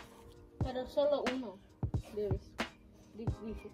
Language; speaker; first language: Spanish; early bilingual, heritage; Spanish